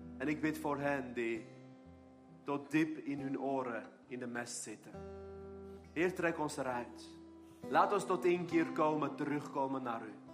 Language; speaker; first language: Dutch; non-native, fluent; Armenian